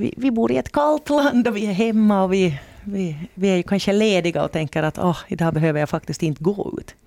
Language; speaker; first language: Swedish; native; Swedish